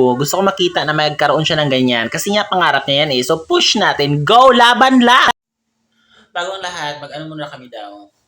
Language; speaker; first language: Filipino; non-native, local second language; Cebuano